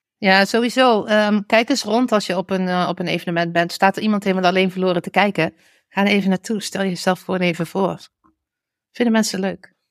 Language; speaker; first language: Dutch; native; Dutch